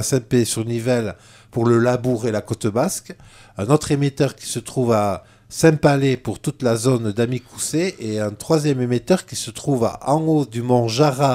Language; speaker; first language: French; native; French